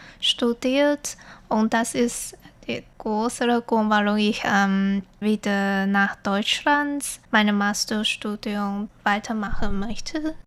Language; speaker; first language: German; non-native, fluent; Chinese